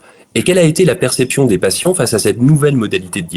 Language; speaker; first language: French; native; French